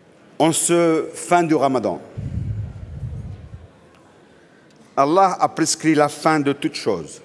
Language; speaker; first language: French; non-native, local second language; Arabic